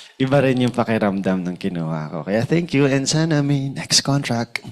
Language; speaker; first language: Filipino; native; Filipino